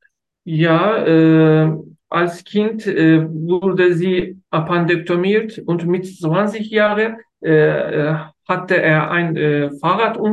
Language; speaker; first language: German; non-native, learner; Turkish